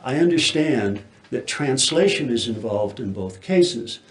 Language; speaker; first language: English; native; English